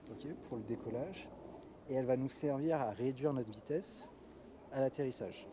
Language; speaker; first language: French; native; French